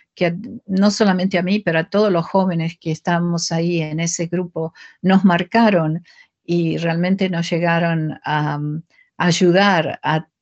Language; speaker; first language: Spanish; native; Spanish